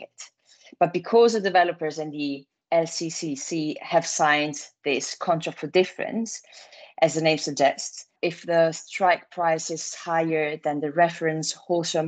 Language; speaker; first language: English; non-native, fluent; Italian